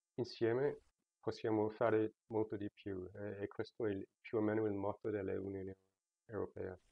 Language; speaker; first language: Italian; non-native, fluent; English